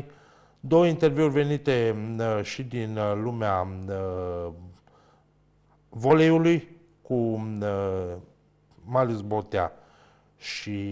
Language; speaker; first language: Romanian; native; Romanian